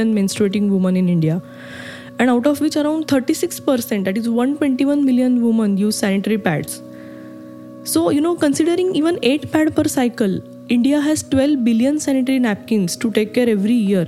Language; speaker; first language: English; non-native, local second language; Marathi